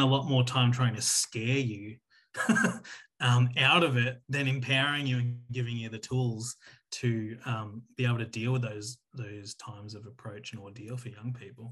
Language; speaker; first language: English; native; English